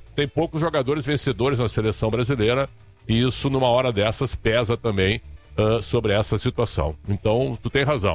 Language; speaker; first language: Portuguese; native; Portuguese